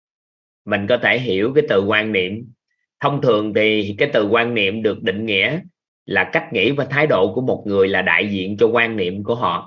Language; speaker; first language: Vietnamese; native; Vietnamese